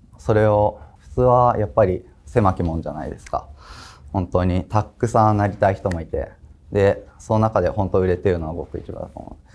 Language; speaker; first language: Japanese; native; Japanese